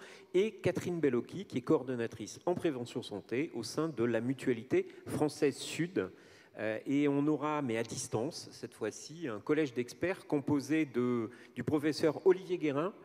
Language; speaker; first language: French; native; French